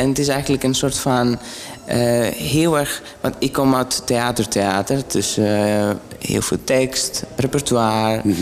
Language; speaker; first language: Dutch; non-native, fluent; Greek